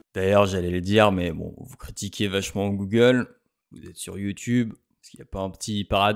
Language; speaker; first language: French; native; French